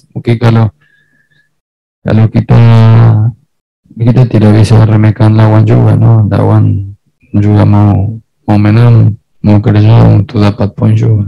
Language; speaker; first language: Indonesian; non-native, fluent; Spanish